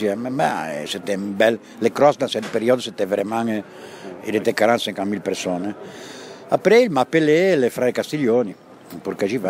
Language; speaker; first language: French; non-native, fluent; Italian